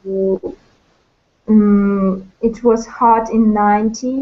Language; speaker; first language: English; non-native, learner; Russian